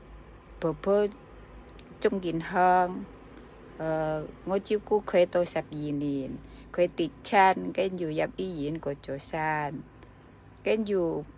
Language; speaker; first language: Cantonese; non-native, learner; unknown